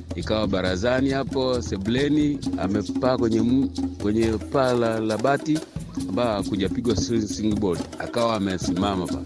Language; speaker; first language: Swahili; native; Swahili